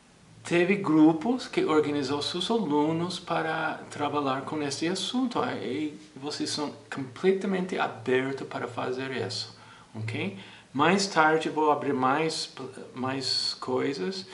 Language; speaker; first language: Portuguese; non-native, fluent; English